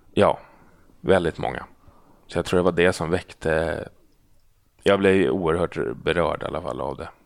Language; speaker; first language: Swedish; native; Swedish